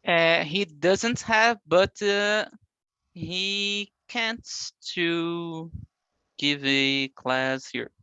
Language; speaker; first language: English; non-native, learner; Portuguese